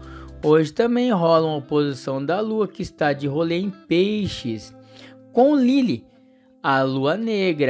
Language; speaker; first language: Portuguese; native; Portuguese